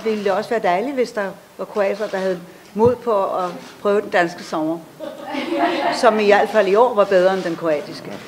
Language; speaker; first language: Danish; native; Danish